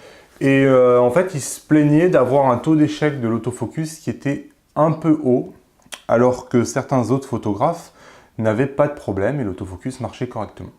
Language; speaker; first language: French; native; French